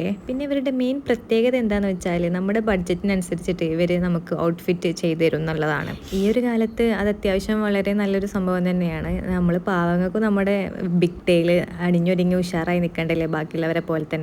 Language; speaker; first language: Malayalam; native; Malayalam